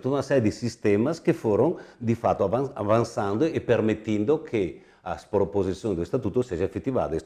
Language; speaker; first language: Portuguese; non-native, fluent; Italian